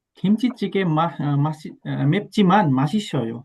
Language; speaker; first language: Korean; non-native, learner; Bangla